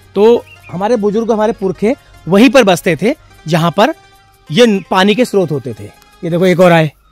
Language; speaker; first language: Hindi; native; Hindi